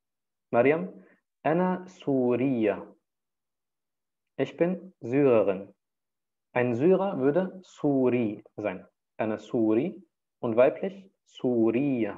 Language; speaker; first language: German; early bilingual, other home language; Turkish